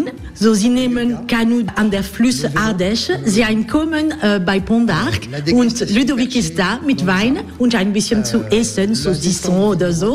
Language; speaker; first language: German; non-native, learner; French